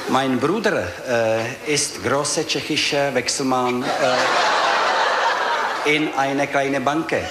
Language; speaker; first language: German; non-native, fluent; Czech